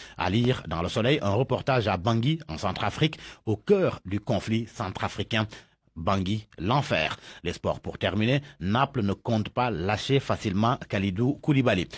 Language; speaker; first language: French; non-native, local second language; Wolof